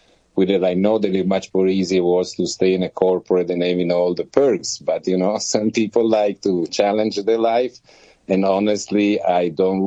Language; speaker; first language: English; non-native, fluent; Italian